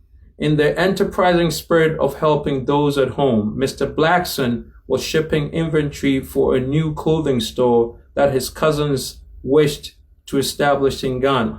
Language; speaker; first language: English; non-native, local second language; Akan